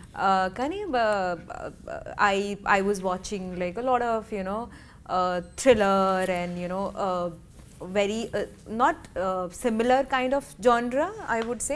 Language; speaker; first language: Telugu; non-native, learner; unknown